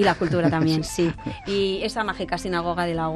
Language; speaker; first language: Spanish; native; Spanish